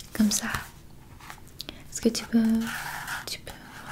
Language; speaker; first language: French; non-native, learner; English